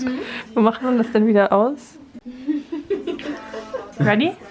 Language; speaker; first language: German; native; German